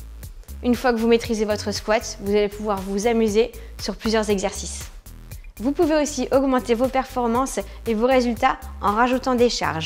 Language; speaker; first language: French; native; French